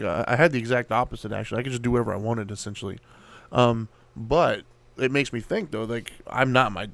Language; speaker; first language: English; native; English